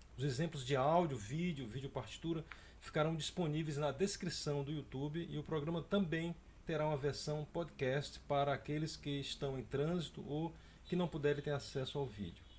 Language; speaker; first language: Portuguese; native; Portuguese